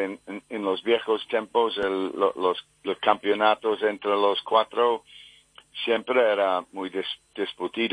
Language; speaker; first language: Spanish; non-native, fluent; English